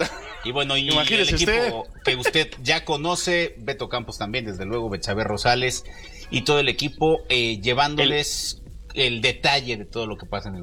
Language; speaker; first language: Spanish; native; Spanish